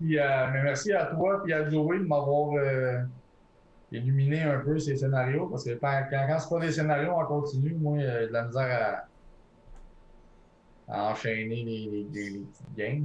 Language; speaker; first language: French; native; French